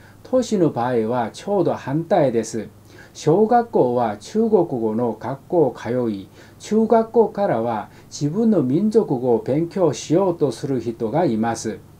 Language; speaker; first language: Japanese; non-native, fluent; Korean